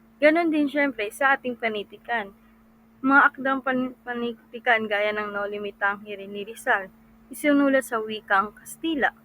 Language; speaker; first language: Filipino; non-native, local second language; Cebuano